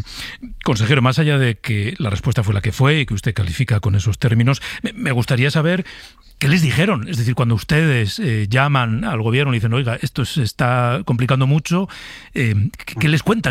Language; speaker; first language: Spanish; native; Spanish